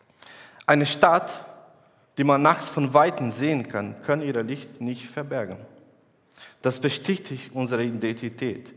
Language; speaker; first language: German; non-native, fluent; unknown